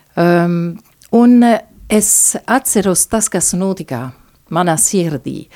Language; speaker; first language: Latvian; non-native, fluent; French